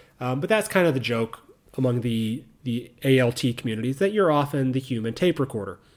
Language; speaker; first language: English; native; English